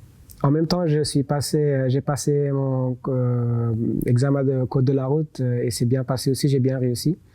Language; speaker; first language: French; non-native, local second language; Persian